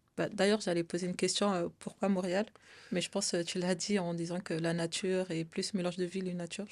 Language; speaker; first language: French; native; French